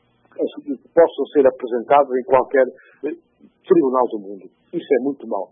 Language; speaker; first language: Portuguese; non-native, local second language; Upper Guinea Crioulo